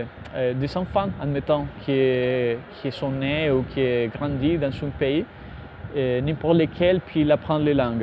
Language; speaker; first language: French; non-native, fluent; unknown